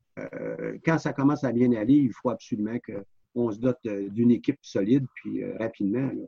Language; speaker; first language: French; native; French